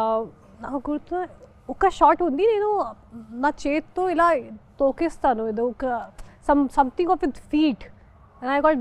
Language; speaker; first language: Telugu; non-native, fluent; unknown